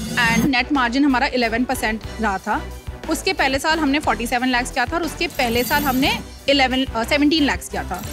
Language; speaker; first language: Hindi; native; Hindi